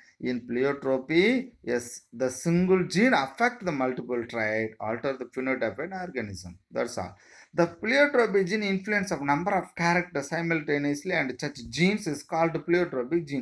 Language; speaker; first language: English; non-native, local second language; Tamil